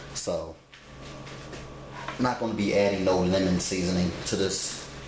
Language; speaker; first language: English; native; English